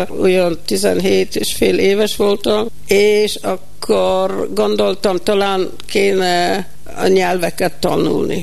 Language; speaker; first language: Hungarian; early bilingual, heritage; Hungarian